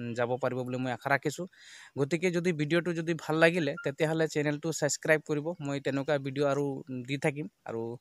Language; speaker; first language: Assamese; non-native, local second language; Sadri